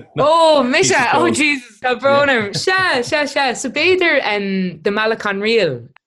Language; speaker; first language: Irish; non-native, local second language; English